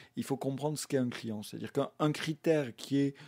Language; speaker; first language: French; native; French